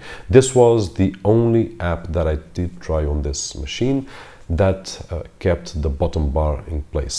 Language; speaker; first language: English; non-native, fluent; Portuguese